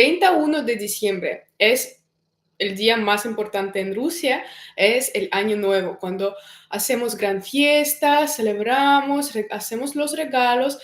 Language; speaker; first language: Spanish; non-native, fluent; Russian